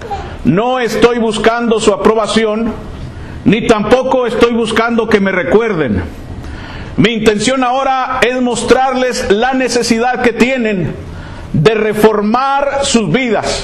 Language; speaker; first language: Spanish; native; Spanish